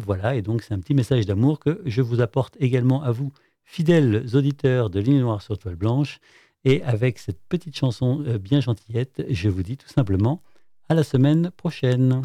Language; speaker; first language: French; native; French